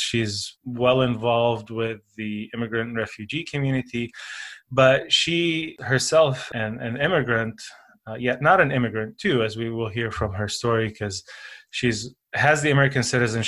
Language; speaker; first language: English; non-native, fluent; Arabic